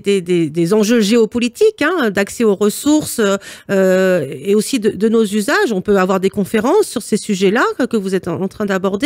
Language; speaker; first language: French; native; French